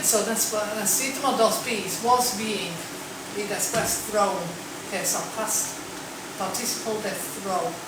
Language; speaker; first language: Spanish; non-native, fluent; English